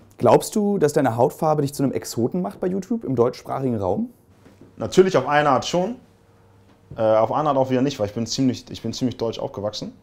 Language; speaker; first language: German; early bilingual, other home language; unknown